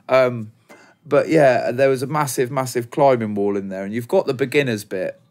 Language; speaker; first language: English; native; English